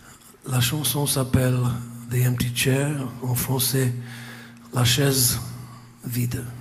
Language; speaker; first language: French; non-native, fluent; English